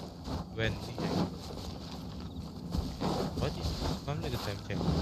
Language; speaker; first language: English; non-native, learner; Indonesian